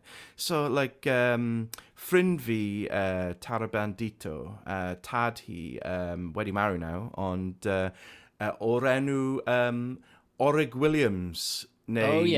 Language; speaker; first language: Welsh; non-native, local second language; English